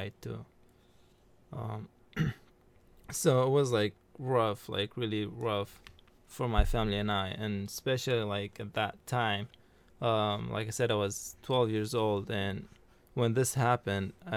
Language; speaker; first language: English; early bilingual, other home language; Arabic